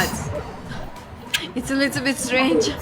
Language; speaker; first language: English; non-native, learner; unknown